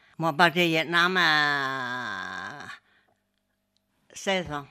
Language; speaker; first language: French; non-native, learner; Chinese